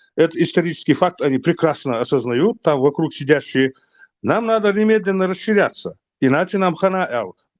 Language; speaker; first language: Russian; non-native, local second language; Chechen